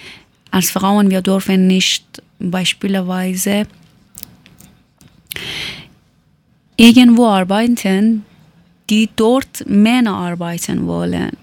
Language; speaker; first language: German; non-native, learner; Persian